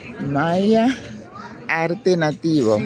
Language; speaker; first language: Spanish; non-native, learner; English